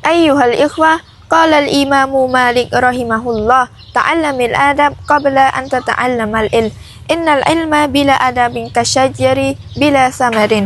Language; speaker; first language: Arabic; non-native, learner; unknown